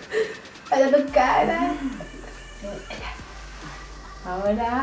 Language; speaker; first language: Spanish; native; Spanish